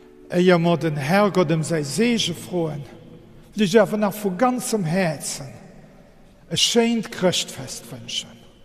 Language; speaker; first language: German; non-native, local second language; Luxembourgish